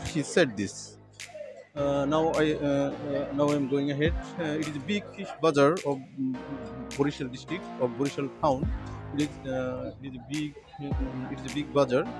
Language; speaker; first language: English; non-native, learner; Bangla